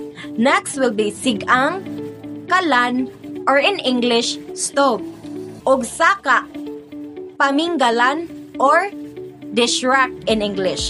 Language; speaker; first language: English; non-native, local second language; Cebuano